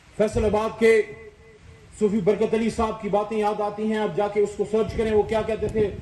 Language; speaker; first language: Urdu; non-native, local second language; Pashto